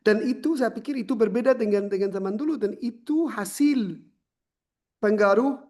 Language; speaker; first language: Indonesian; non-native, learner; French